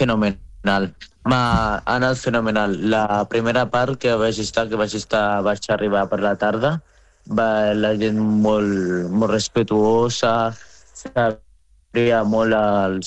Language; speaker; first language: Catalan; non-native, fluent; Arabic